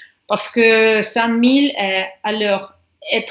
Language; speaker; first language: French; non-native, learner; Russian